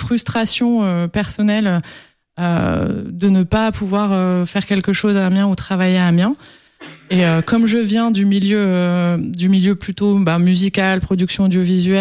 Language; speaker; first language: French; native; French